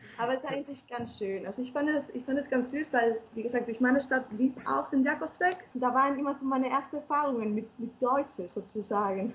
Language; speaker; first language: German; non-native, fluent; Spanish